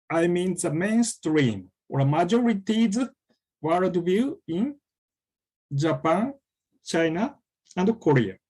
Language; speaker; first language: English; non-native, fluent; Japanese